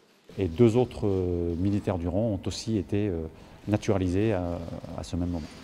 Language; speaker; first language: French; native; French